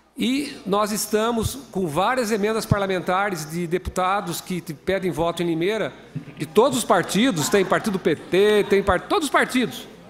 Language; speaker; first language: Portuguese; native; Portuguese